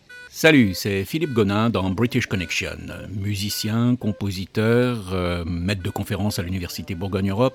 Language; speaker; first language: French; native; French